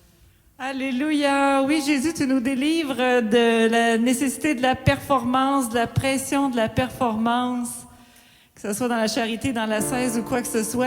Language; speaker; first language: French; native; French